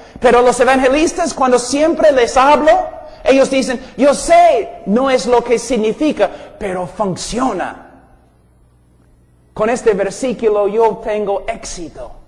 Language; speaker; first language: Spanish; non-native, fluent; English